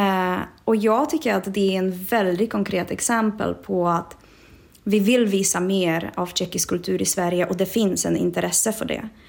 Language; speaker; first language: Swedish; non-native, fluent; Czech